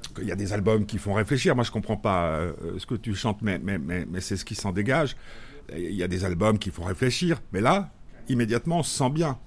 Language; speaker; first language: French; native; French